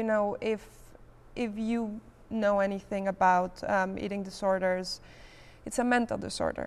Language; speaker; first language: English; non-native, fluent; Spanish